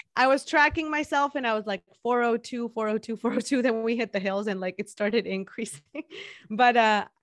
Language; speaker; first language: English; non-native, fluent; Spanish